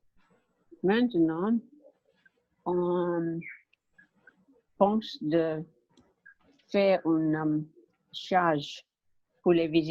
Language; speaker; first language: French; non-native, learner; English